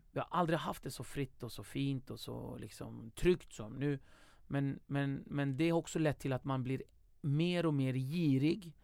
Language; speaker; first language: Swedish; early bilingual, other home language; Kurdish